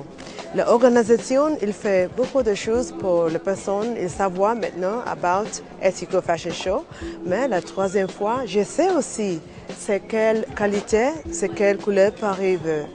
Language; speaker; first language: French; non-native, learner; Swahili